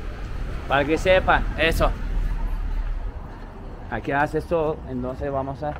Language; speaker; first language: Spanish; non-native, fluent; Turkish